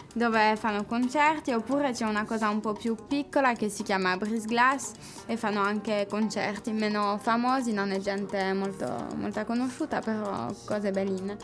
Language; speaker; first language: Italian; non-native, fluent; French